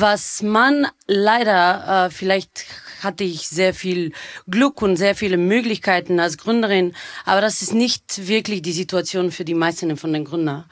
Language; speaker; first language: German; non-native, fluent; Bulgarian